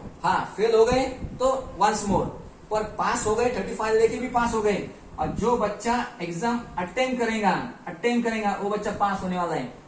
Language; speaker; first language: Hindi; non-native, local second language; Marathi